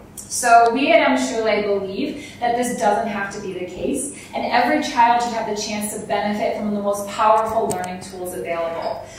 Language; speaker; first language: English; native; English